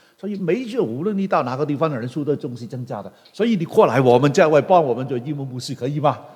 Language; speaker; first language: Chinese; non-native, local second language; Cantonese